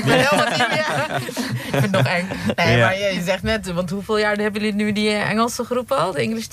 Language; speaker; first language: Dutch; native; Dutch